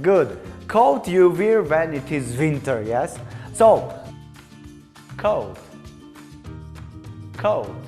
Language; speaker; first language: English; non-native, learner; Tajik